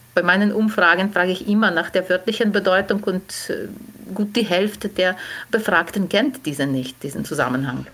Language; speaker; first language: German; non-native, fluent; Ukrainian